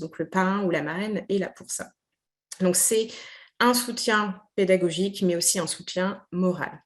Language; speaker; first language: French; native; French